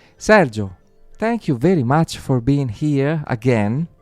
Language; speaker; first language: English; non-native, learner; Italian